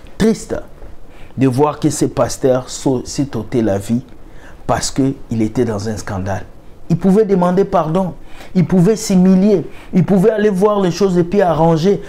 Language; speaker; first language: French; non-native, local second language; Lingala